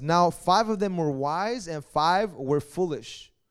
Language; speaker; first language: English; early bilingual, other home language; Spanish